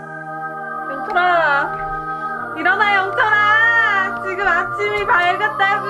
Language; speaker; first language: Indonesian; non-native, fluent; Korean